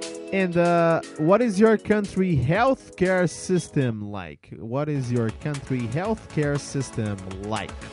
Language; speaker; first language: English; non-native, fluent; Portuguese